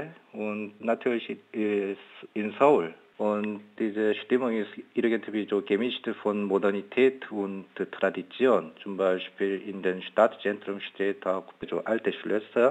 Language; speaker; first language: German; non-native, fluent; Korean